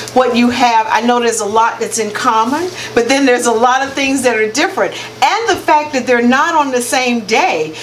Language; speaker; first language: English; native; English